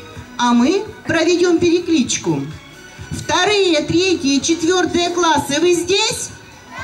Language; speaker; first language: Russian; native; Russian